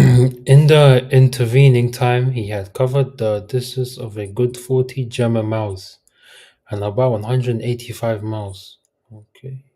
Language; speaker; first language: English; early bilingual, heritage; Arabic